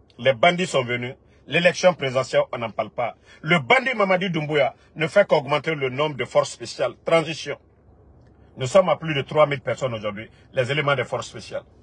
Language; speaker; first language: French; non-native, local second language; Mandingo